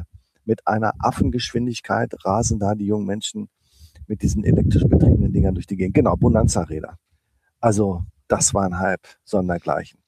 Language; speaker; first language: German; native; German